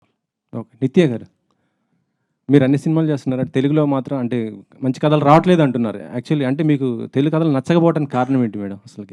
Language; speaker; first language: Telugu; native; Telugu